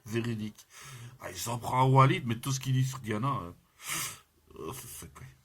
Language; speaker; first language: French; native; French